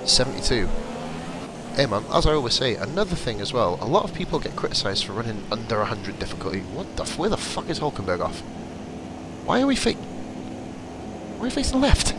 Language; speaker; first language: English; native; English